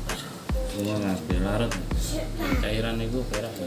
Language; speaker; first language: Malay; non-native, local second language; Javanese